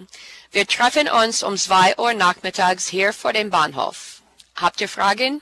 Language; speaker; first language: German; non-native, learner; English